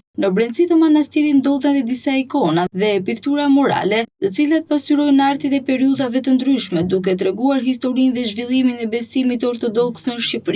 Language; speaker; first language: Albanian; native; Albanian